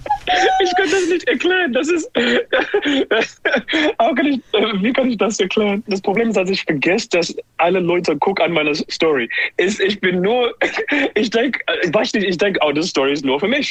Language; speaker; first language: German; non-native, learner; English